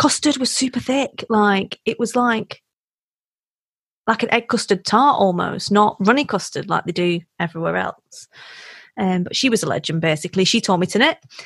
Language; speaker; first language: English; native; English